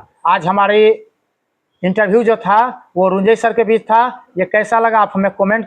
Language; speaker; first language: Hindi; native; Hindi